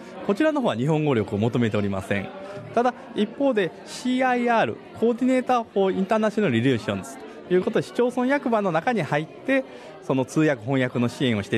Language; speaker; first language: Japanese; native; Japanese